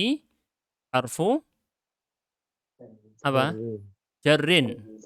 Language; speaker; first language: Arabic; non-native, fluent; Indonesian